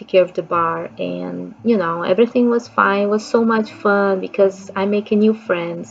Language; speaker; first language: English; non-native, fluent; Portuguese